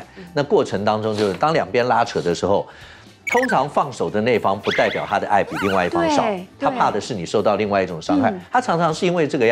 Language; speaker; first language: Chinese; native; Chinese